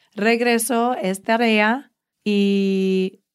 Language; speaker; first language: Spanish; early bilingual, heritage; Spanish